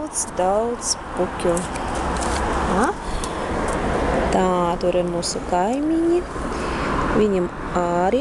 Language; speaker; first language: Latvian; non-native, local second language; Russian